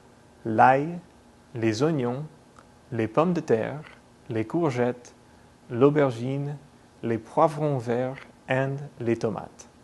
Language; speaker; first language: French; non-native, fluent; English